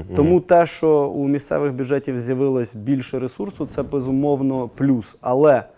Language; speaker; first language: Ukrainian; non-native, local second language; Russian